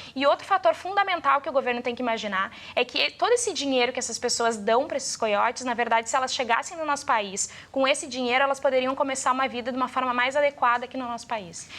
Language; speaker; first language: Portuguese; native; Portuguese